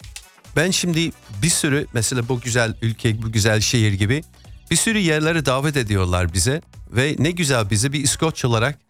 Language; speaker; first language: Turkish; non-native, fluent; English